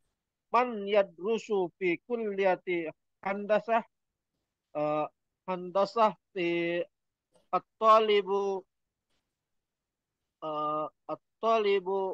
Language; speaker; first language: Arabic; non-native, learner; Indonesian